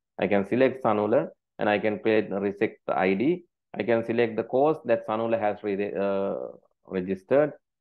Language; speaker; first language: English; non-native, local second language; Sinhala